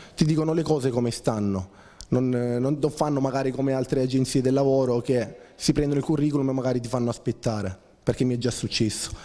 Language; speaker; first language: Italian; native; Italian